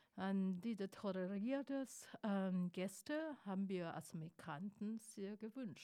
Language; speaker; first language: German; non-native, fluent; Chinese